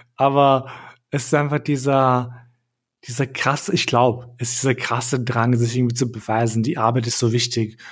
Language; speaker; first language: German; early bilingual, other home language; Albanian